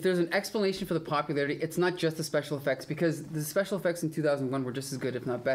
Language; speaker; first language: English; native; English